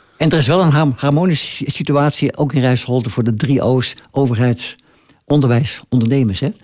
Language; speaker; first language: Dutch; native; Dutch